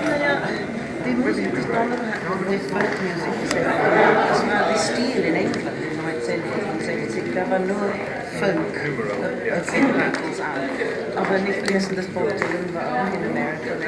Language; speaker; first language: German; non-native, learner; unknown